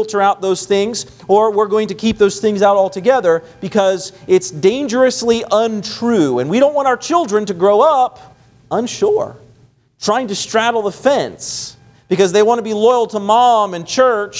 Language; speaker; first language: English; native; English